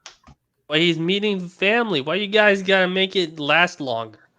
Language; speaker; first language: English; native; English